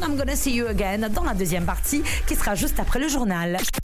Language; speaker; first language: French; non-native, local second language; Morisyen